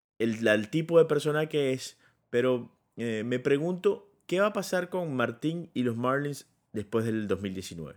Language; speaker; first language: Spanish; native; Spanish